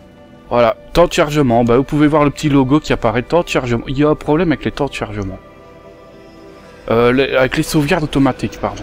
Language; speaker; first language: French; native; French